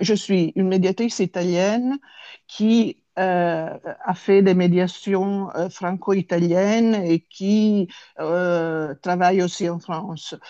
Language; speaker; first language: French; non-native, fluent; Italian